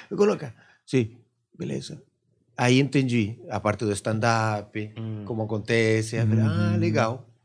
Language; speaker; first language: Portuguese; non-native, fluent; Spanish